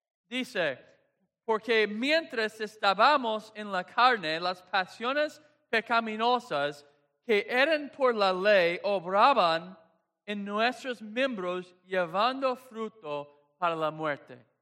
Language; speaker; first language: Spanish; non-native, fluent; English